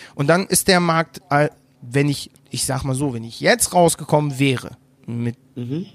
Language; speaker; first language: German; early bilingual, other home language; Turkish